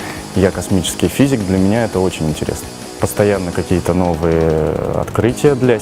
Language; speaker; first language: Russian; native; Russian